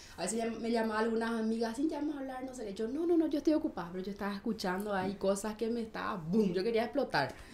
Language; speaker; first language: Spanish; native; Spanish